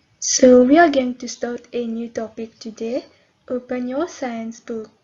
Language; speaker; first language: English; non-native, local second language; Morisyen